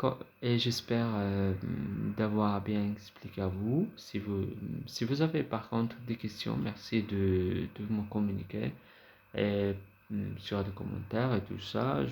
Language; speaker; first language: French; non-native, fluent; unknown